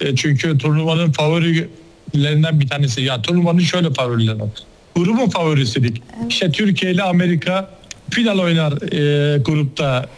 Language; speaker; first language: Turkish; native; Turkish